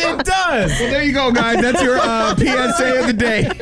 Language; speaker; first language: English; native; English